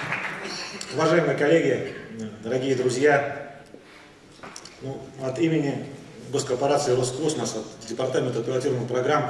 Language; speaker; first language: Russian; native; Russian